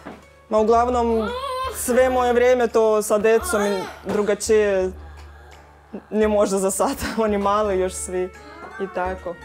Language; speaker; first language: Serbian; non-native, learner; Russian